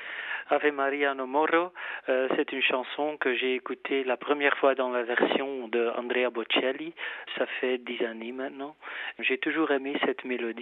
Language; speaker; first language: French; non-native, fluent; Dutch